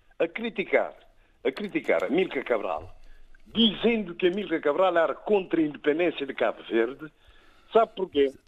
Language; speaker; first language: Portuguese; non-native, local second language; Kabuverdianu